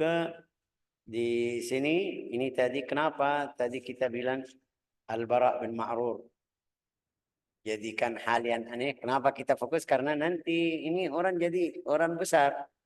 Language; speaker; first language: Indonesian; non-native, fluent; Arabic